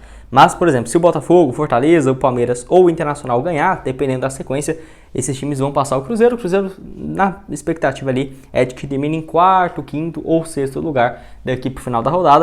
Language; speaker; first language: Portuguese; native; Portuguese